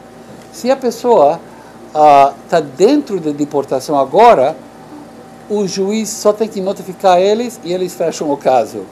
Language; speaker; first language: Portuguese; non-native, fluent; English